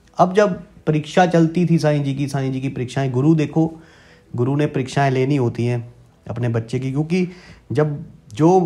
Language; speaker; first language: Hindi; non-native, local second language; Punjabi